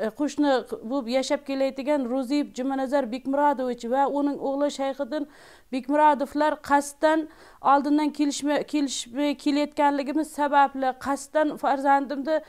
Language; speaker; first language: Uzbek; native; Uzbek